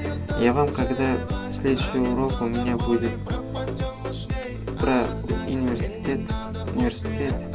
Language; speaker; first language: Russian; non-native, fluent; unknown